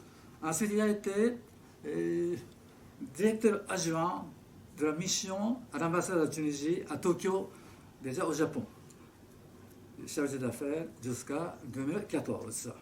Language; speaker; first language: French; non-native, fluent; Japanese